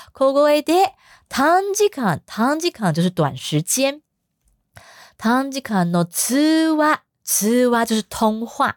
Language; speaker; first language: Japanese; non-native, fluent; Chinese